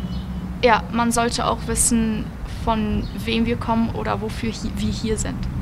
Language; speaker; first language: German; early bilingual, other home language; Albanian